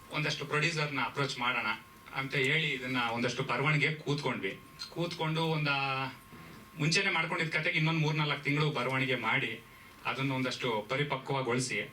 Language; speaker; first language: Kannada; native; Kannada